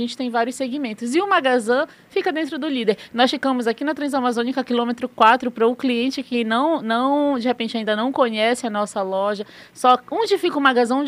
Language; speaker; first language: Portuguese; native; Portuguese